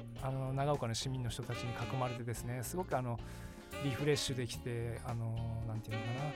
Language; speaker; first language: Japanese; native; Japanese